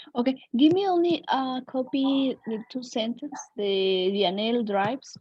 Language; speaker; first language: English; non-native, learner; Spanish